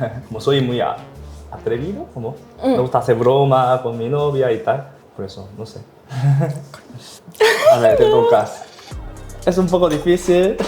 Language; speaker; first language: Spanish; non-native, learner; Korean